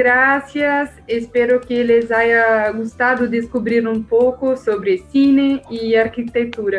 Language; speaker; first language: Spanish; non-native, learner; Portuguese